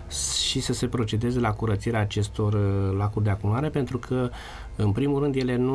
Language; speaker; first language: Romanian; native; Romanian